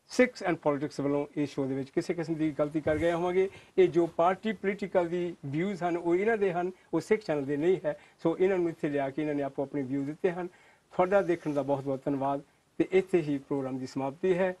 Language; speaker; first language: Punjabi; native; Punjabi